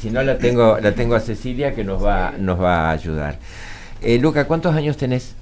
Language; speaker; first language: Spanish; native; Spanish